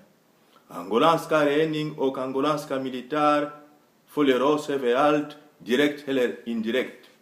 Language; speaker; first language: Swedish; non-native, fluent; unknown